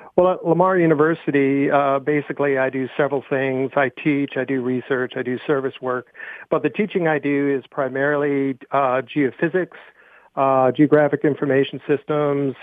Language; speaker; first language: English; native; English